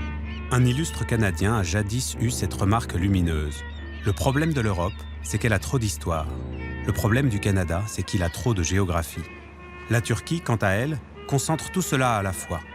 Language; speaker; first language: French; native; French